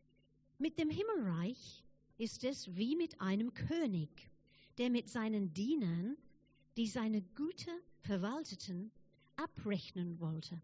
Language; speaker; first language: German; non-native, fluent; English